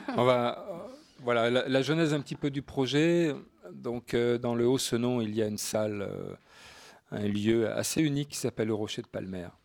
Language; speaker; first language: French; native; French